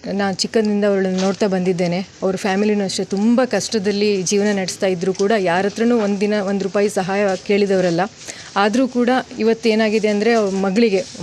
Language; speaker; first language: Kannada; native; Kannada